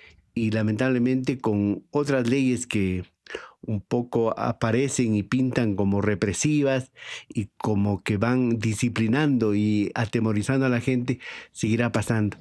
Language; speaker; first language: Spanish; native; Spanish